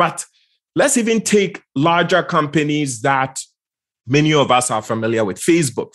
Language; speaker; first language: English; non-native, local second language; Akan